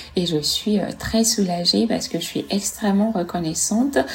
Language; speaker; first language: French; non-native, fluent; Italian